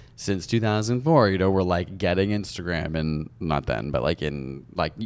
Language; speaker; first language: English; early bilingual, other home language; Hindi